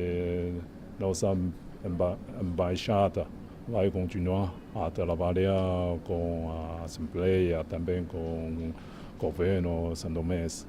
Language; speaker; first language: Portuguese; non-native, fluent; Chinese